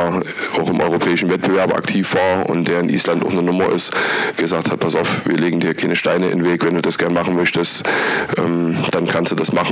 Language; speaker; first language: German; native; German